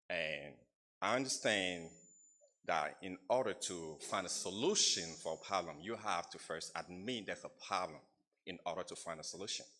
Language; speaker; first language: English; non-native, fluent; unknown